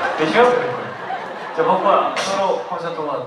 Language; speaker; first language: Japanese; non-native, fluent; Korean